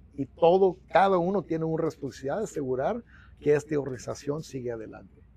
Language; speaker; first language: Spanish; early bilingual, heritage; Spanish